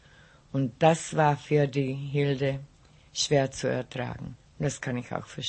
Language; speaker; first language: German; non-native, local second language; Czech